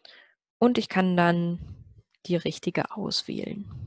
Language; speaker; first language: German; native; German